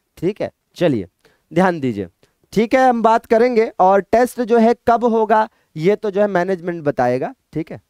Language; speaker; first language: Hindi; native; Hindi